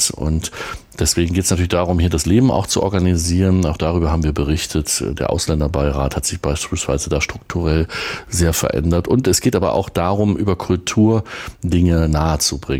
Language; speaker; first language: German; native; German